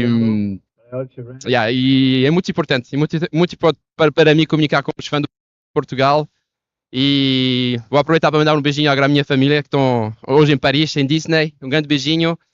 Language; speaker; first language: Portuguese; non-native, fluent; French